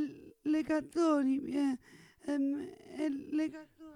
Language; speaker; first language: Italian; non-native, learner; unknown